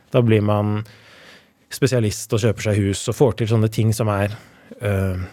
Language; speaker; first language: Norwegian; native; Norwegian